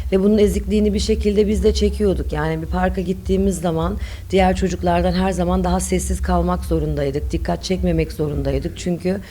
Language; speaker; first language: Turkish; early bilingual, other home language; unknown